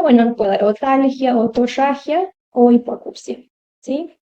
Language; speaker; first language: Spanish; native; Spanish